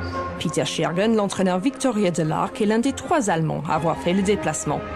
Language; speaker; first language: French; native; French